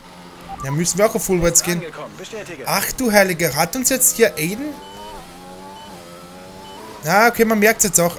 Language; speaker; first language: German; native; German